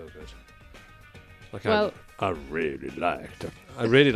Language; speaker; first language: English; native; English